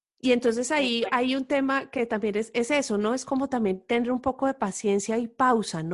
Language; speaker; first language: Spanish; native; Spanish